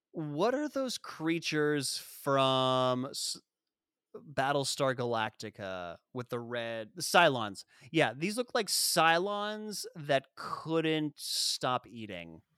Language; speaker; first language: English; native; English